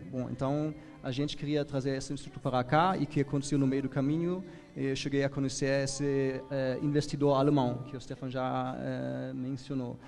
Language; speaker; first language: Portuguese; non-native, fluent; German